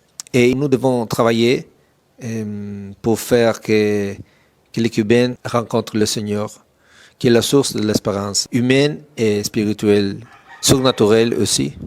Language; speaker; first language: French; non-native, fluent; Italian